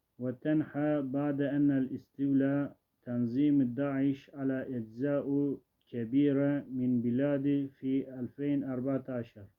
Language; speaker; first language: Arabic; non-native, learner; Turkish